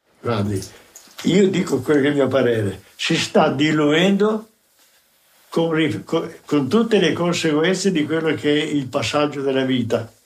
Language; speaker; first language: Italian; native; Italian